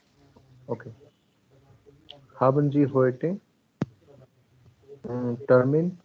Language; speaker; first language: German; non-native, learner; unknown